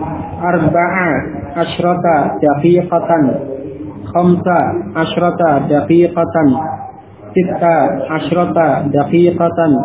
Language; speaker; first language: Arabic; non-native, fluent; Indonesian